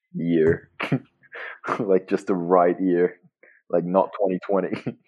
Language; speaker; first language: English; non-native, fluent; Portuguese